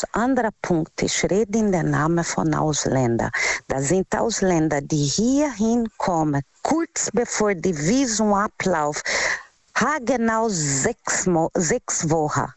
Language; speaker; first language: German; non-native, fluent; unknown